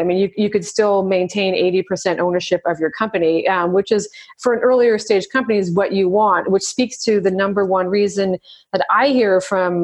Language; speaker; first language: English; native; English